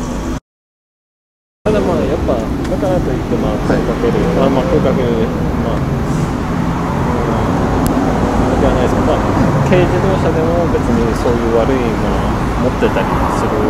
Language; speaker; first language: Japanese; native; Japanese